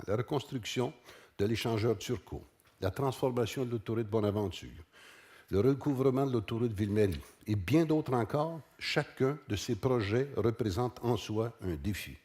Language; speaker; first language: French; native; French